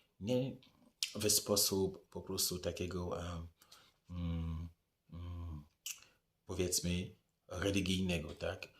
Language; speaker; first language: Polish; non-native, fluent; French